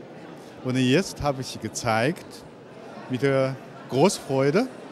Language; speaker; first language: German; non-native, learner; Chinese